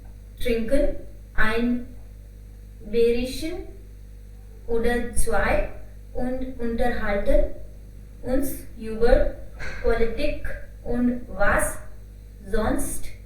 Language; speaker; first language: German; non-native, learner; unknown